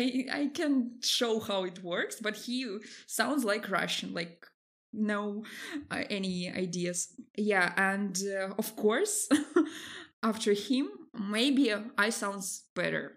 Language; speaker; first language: English; non-native, fluent; Russian